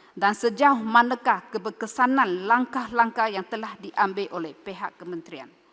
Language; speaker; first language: Malay; native; Malay